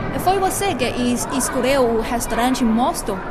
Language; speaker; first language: Portuguese; non-native, fluent; Chinese